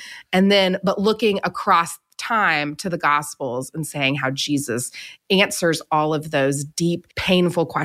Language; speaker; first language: English; native; English